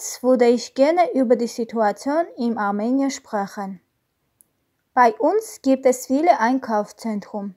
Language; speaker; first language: German; non-native, learner; Armenian